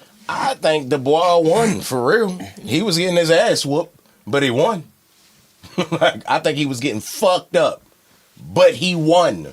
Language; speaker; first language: English; native; English